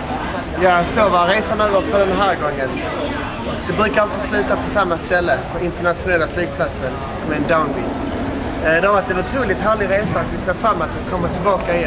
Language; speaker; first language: Swedish; native; Swedish